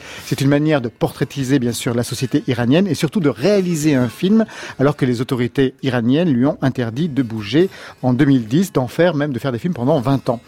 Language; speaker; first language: French; native; French